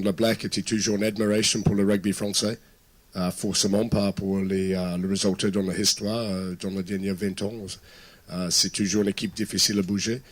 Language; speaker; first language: French; non-native, fluent; English